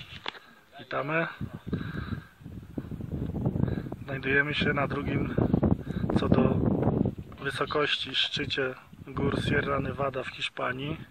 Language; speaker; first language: Polish; native; Polish